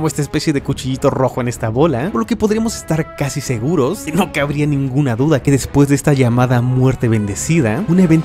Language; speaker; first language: Spanish; native; Spanish